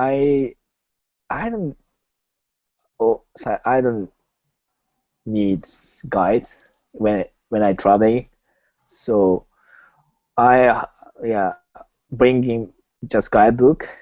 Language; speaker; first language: English; non-native, learner; Japanese